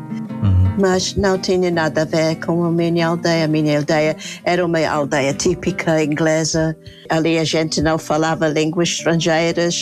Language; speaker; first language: Portuguese; non-native, fluent; English